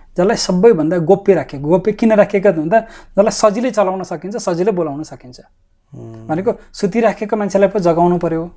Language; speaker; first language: Nepali; native; Nepali